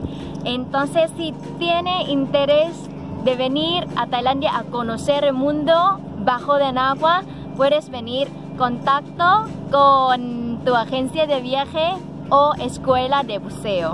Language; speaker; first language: Spanish; non-native, learner; Thai